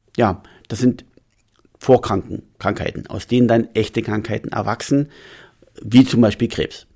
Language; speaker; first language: German; native; German